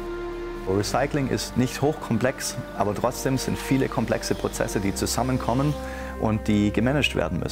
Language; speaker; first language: German; native; German